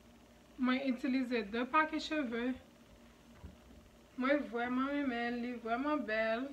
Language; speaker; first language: French; non-native, local second language; Haitian Creole